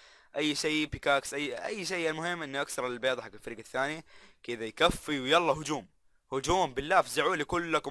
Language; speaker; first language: Arabic; native; Arabic